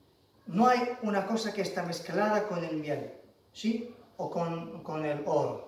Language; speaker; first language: Spanish; non-native, fluent; Arabic